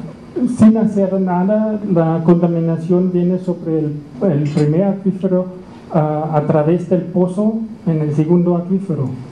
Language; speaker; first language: Spanish; non-native, learner; German